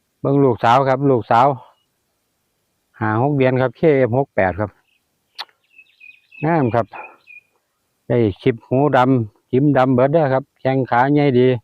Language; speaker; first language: Thai; non-native, local second language; Lao